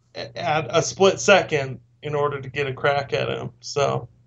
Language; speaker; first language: English; native; English